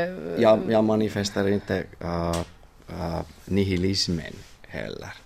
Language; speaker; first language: Swedish; non-native, local second language; Finnish